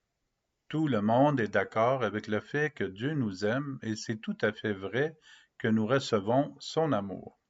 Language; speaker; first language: French; native; French